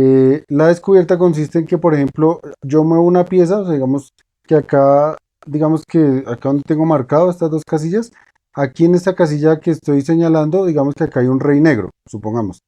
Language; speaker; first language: Spanish; native; Spanish